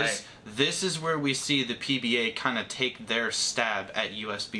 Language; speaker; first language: English; native; English